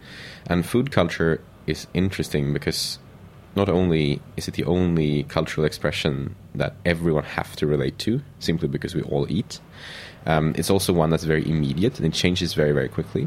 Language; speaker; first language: English; non-native, fluent; Swedish